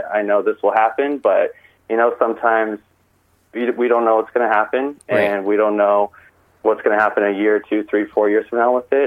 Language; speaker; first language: English; native; English